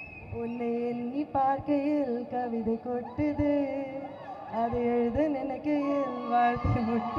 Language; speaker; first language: Tamil; native; Tamil